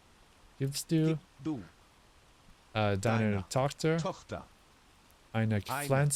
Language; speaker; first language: German; non-native, learner; English